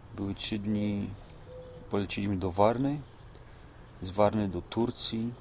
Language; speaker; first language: Polish; native; Polish